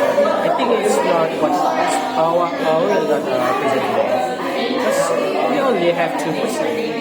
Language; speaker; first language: English; non-native, learner; Indonesian